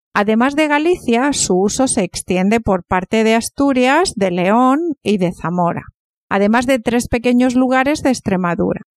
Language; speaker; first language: Spanish; native; Spanish